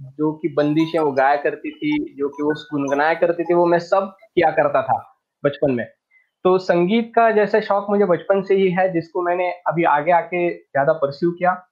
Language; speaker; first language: Hindi; non-native, local second language; Marathi